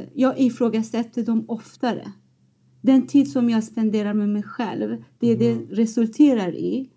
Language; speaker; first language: Swedish; non-native, fluent; Persian